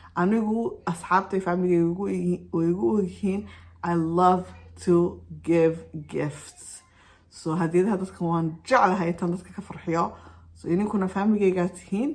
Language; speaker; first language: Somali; early bilingual, heritage; Somali